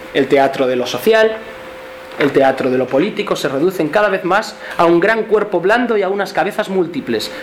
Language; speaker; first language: Spanish; non-native, local second language; Galician